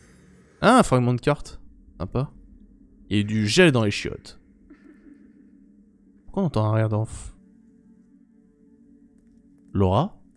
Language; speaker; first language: French; native; French